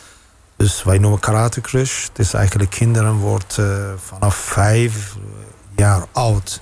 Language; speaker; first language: Dutch; non-native, fluent; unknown